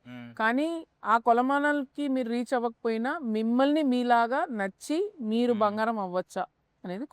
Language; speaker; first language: Telugu; native; Telugu